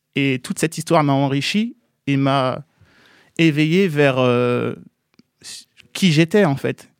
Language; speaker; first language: French; native; French